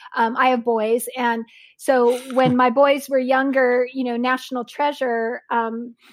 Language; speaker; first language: English; native; English